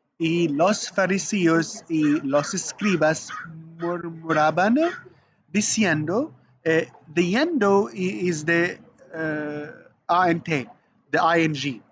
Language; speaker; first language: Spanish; non-native, learner; Arabic